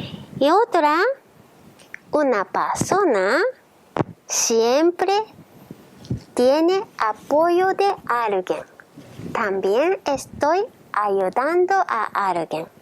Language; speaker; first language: Spanish; non-native, learner; Japanese